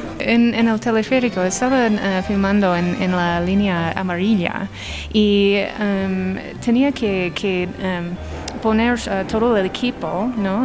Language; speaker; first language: Spanish; non-native, learner; English